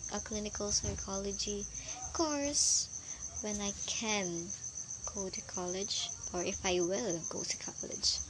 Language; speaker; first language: English; non-native, local second language; Filipino